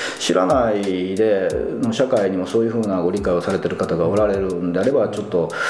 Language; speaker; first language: Japanese; native; Japanese